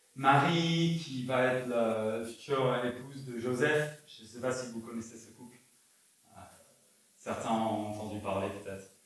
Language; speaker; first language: French; non-native, fluent; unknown